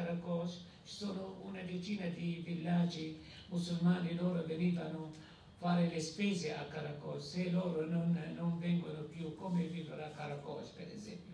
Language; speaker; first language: Italian; non-native, fluent; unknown